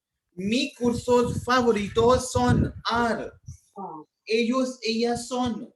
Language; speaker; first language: Spanish; non-native, fluent; Hindi